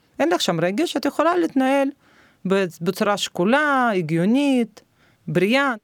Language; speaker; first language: Hebrew; non-native, fluent; Russian